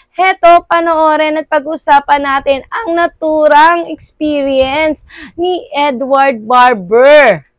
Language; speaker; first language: Filipino; native; Filipino